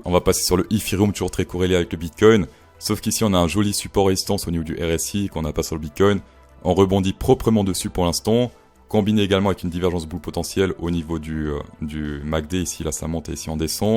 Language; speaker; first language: French; native; French